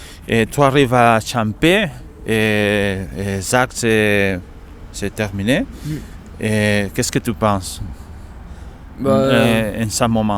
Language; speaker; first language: French; non-native, learner; Spanish